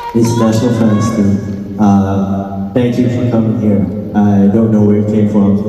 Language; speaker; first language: English; non-native, learner; Thai